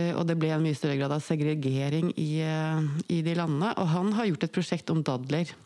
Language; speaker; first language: Norwegian; native; Norwegian